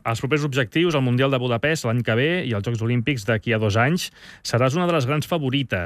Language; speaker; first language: Catalan; native; Catalan